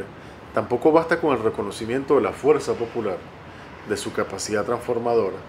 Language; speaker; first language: Spanish; native; Spanish